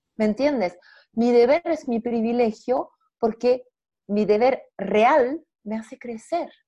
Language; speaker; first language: Spanish; non-native, fluent; French